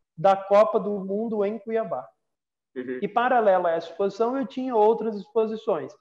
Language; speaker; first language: Portuguese; native; Portuguese